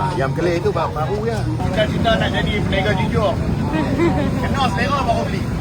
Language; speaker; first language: Malay; native; Malay